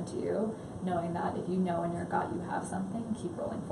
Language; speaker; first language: English; native; English